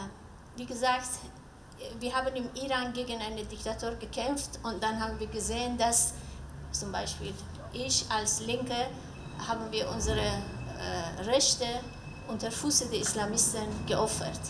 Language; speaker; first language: German; non-native, learner; Persian